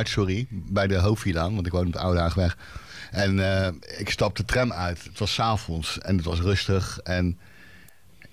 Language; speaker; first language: Dutch; native; Dutch